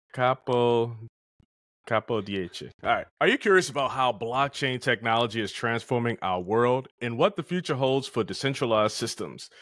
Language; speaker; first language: English; native; English